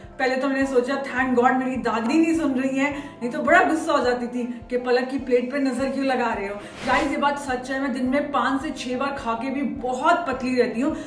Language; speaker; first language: Hindi; native; Hindi